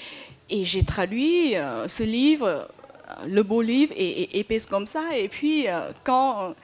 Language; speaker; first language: French; non-native, fluent; Vietnamese